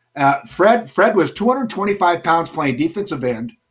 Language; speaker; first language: English; native; English